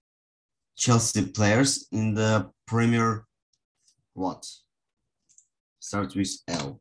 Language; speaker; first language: English; non-native, fluent; Russian